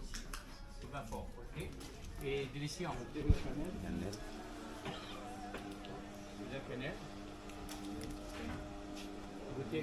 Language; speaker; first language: French; non-native, learner; Arabic